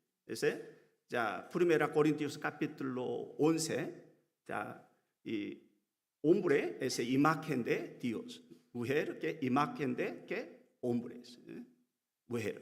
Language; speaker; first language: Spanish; non-native, learner; Korean